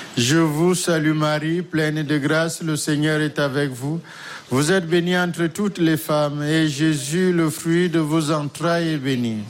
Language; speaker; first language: French; native; French